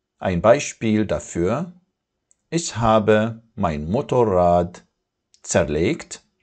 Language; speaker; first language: German; non-native, fluent; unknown